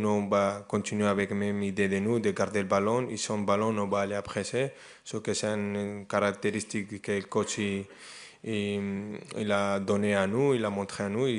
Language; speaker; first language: French; non-native, fluent; Spanish